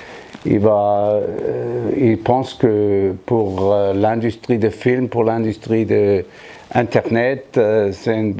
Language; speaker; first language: French; non-native, fluent; German